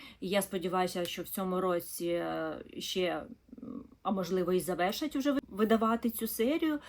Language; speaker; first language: Ukrainian; non-native, local second language; Russian